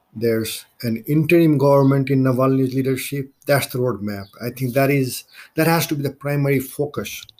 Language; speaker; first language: English; non-native, local second language; Maithili